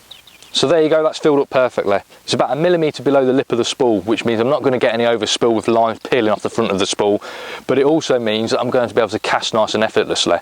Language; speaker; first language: English; native; English